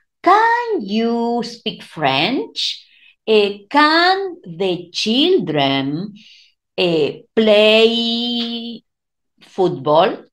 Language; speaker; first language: English; non-native, fluent; Spanish